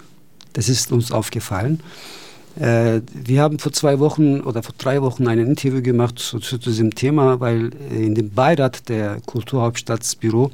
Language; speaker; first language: German; non-native, fluent; Turkish